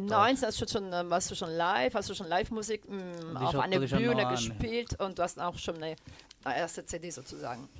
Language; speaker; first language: German; non-native, fluent; Italian